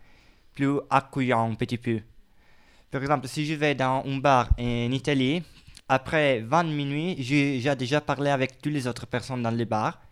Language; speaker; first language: French; non-native, fluent; Italian